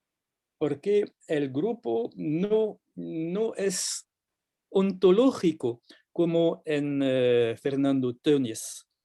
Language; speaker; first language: Spanish; non-native, fluent; French